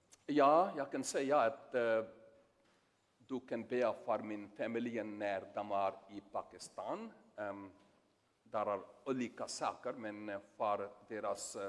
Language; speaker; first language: Swedish; non-native, learner; Urdu